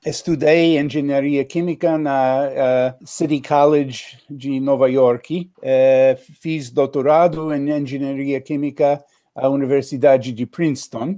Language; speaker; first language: Portuguese; non-native, learner; English